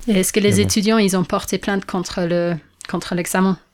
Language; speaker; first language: French; non-native, fluent; English